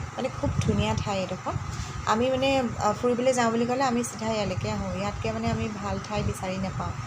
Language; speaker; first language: Assamese; native; Assamese